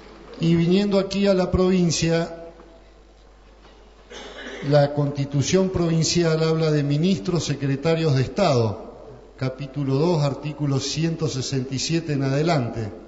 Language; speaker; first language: Spanish; native; Spanish